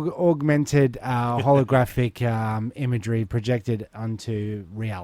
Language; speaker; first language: English; native; English